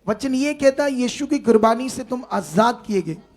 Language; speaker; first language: Hindi; non-native, local second language; Punjabi